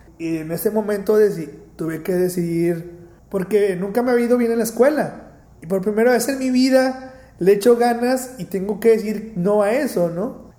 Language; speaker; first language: Spanish; native; Spanish